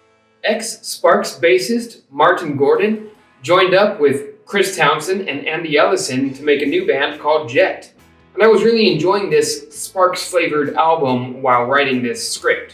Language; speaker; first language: English; native; English